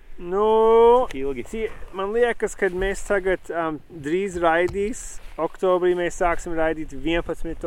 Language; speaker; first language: Latvian; early bilingual, heritage; Latvian